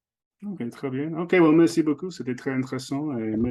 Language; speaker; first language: French; non-native, fluent; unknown